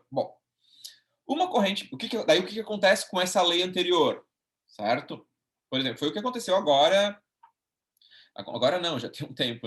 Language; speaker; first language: Portuguese; native; Portuguese